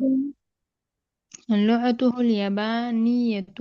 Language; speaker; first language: Arabic; non-native, learner; Urdu